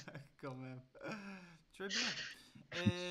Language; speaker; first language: French; non-native, learner; English